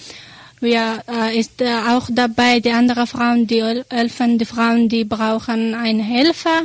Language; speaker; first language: German; non-native, learner; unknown